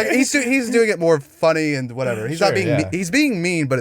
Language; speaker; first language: English; native; English